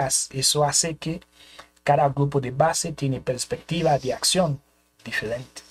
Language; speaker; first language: Spanish; non-native, fluent; Haitian Creole